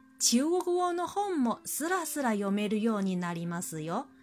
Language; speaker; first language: Japanese; non-native, fluent; Chinese